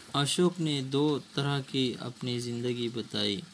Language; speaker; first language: Hindi; non-native, local second language; Kannada